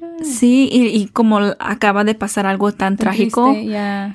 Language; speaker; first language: Spanish; early bilingual, heritage; Spanish